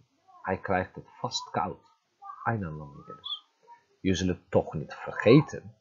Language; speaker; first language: Dutch; non-native, fluent; Turkish